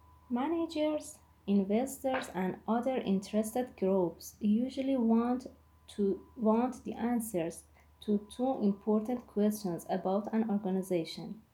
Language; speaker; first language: English; non-native, fluent; Persian